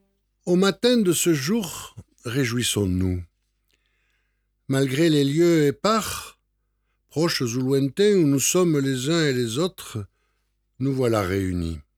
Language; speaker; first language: French; native; French